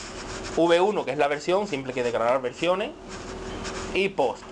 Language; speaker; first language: Spanish; native; Spanish